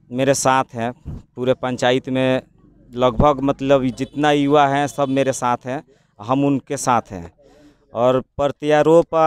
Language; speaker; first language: Hindi; native; Hindi